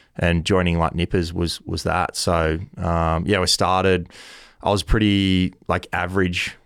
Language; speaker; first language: English; native; English